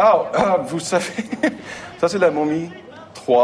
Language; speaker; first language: French; non-native, learner; English